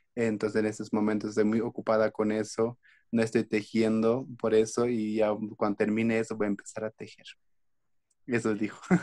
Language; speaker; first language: Spanish; native; Spanish